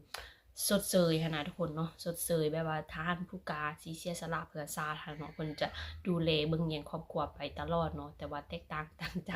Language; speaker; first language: Thai; non-native, local second language; Lao